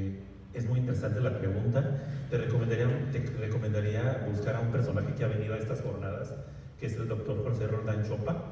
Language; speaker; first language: Spanish; native; Spanish